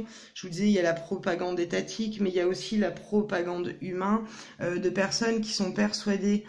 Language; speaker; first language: French; native; French